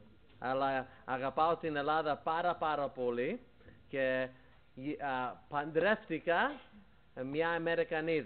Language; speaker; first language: Greek; early bilingual, heritage; Greek